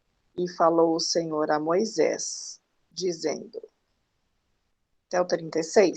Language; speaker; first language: Portuguese; native; Portuguese